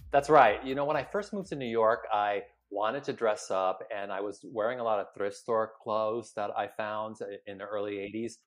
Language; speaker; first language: English; early bilingual, other home language; Spanish